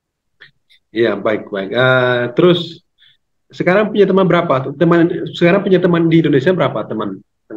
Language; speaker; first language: Indonesian; native; Indonesian